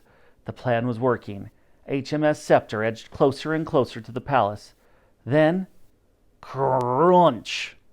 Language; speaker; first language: English; native; English